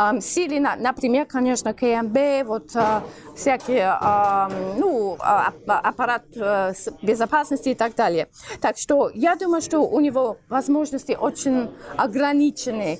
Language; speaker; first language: Russian; non-native, fluent; English